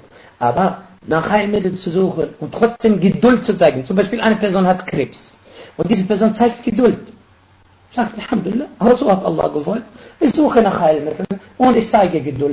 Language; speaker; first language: German; non-native, fluent; Arabic